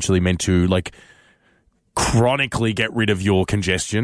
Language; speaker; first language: English; native; English